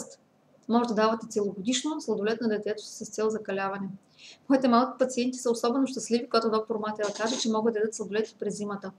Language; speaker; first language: Bulgarian; native; Bulgarian